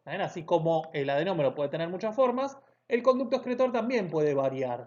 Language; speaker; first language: Spanish; native; Spanish